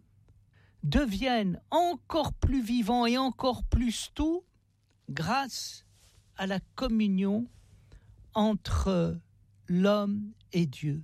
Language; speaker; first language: French; native; French